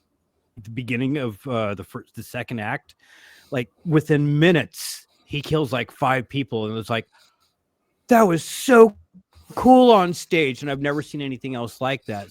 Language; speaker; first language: English; native; English